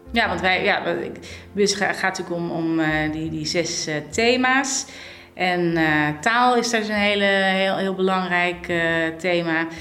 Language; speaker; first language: Dutch; native; Dutch